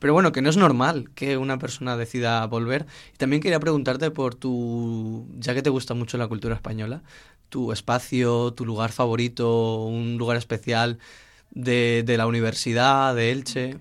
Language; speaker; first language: Spanish; native; Spanish